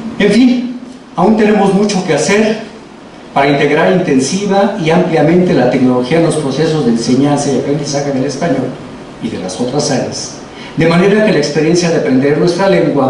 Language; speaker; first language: Spanish; native; Spanish